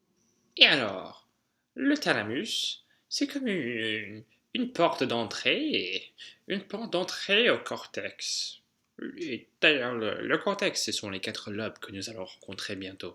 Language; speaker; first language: French; non-native, fluent; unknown